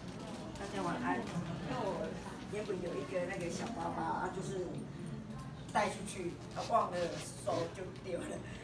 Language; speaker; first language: Chinese; native; Chinese